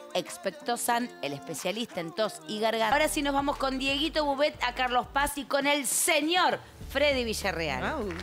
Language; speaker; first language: Spanish; native; Spanish